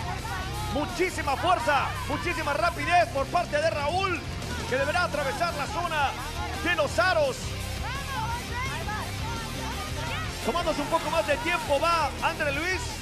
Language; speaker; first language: Spanish; native; Spanish